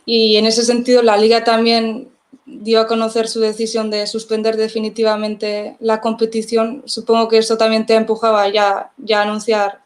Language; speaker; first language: Spanish; non-native, local second language; Basque